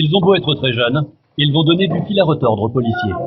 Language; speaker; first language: French; native; French